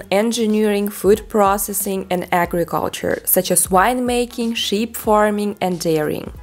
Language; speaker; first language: English; non-native, fluent; Russian